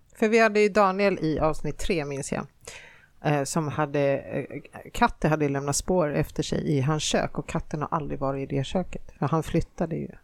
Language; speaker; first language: Swedish; native; Swedish